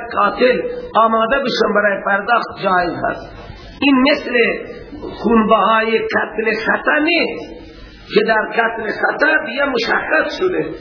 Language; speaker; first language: Persian; native; Persian